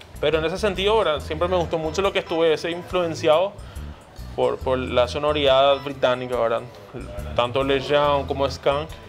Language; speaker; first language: Spanish; early bilingual, other home language; Portuguese